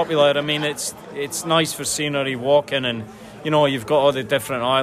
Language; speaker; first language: English; native; English